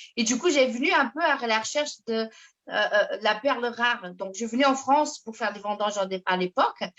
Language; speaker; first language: French; non-native, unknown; Portuguese